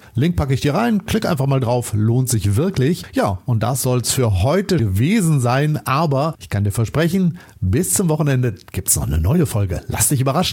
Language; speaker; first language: German; native; German